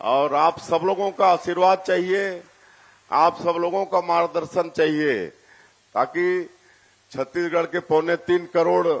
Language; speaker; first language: Hindi; native; Hindi